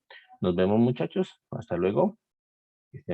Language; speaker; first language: Spanish; native; Spanish